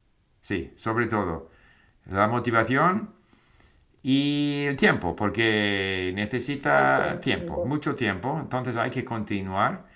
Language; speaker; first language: Spanish; non-native, fluent; English